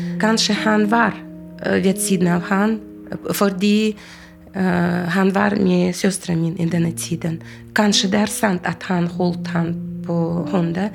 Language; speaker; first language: Norwegian; non-native, fluent; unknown